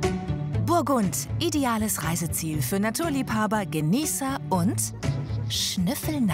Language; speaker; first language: German; native; German